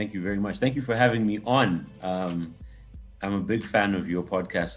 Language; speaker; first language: English; non-native, local second language; Nyanja